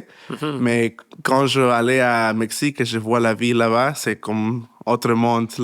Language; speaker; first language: French; non-native, learner; Spanish